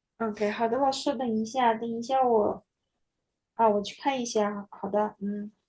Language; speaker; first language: Chinese; non-native, fluent; Indonesian